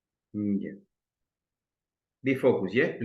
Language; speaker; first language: English; non-native, learner; Spanish